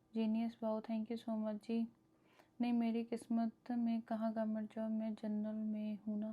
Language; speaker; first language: Hindi; non-native, local second language; Punjabi